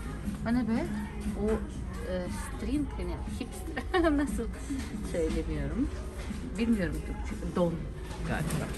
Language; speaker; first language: Turkish; non-native, learner; Russian